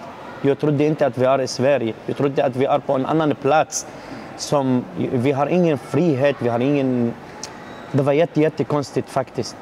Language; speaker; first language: Swedish; non-native, learner; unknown